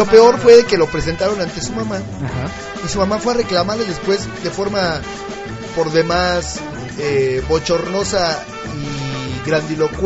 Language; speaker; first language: Spanish; native; Spanish